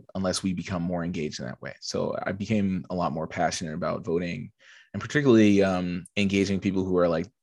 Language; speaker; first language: English; native; English